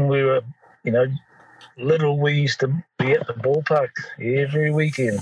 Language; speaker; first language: English; native; English